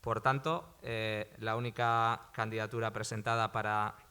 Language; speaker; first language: Spanish; native; Spanish